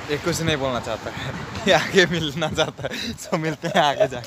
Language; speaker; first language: Hindi; non-native, local second language; Bangla